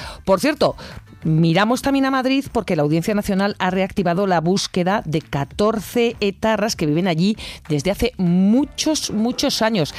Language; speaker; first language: Spanish; native; Spanish